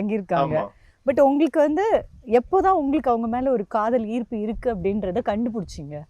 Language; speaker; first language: Tamil; native; Tamil